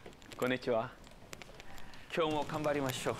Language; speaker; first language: Japanese; non-native, learner; Korean